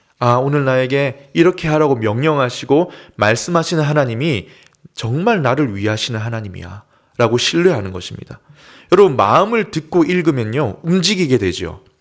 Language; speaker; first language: Korean; native; Korean